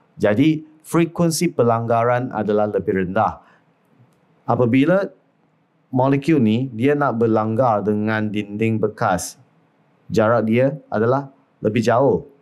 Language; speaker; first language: Malay; non-native, local second language; Chinese